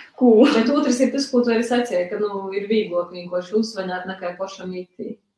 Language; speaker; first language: Latvian; early bilingual, other home language; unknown